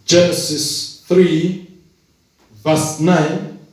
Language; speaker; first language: English; non-native, local second language; Swahili